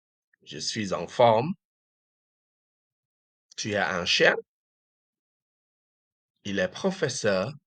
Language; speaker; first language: French; non-native, fluent; Khmer